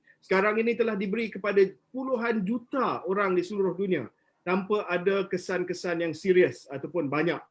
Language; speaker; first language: Malay; native; Malay